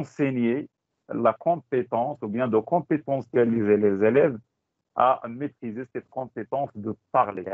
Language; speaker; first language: French; non-native, local second language; Tachelhit